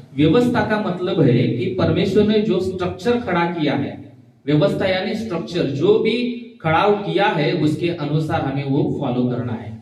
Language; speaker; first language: Hindi; non-native, local second language; Marathi